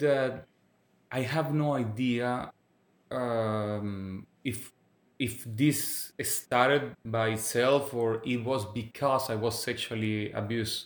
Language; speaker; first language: English; non-native, fluent; Spanish